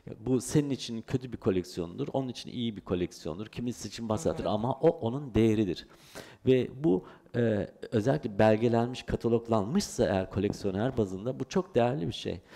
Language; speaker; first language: Turkish; early bilingual, heritage; Turkish